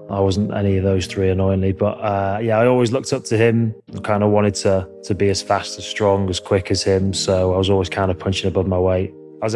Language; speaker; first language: English; native; English